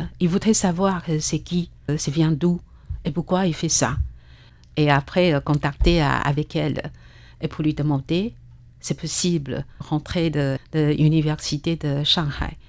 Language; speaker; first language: French; non-native, learner; Chinese